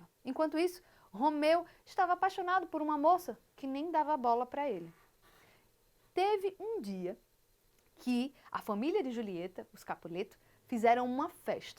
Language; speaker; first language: Portuguese; native; Portuguese